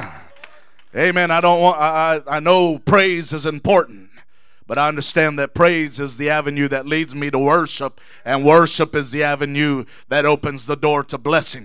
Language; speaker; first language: English; native; English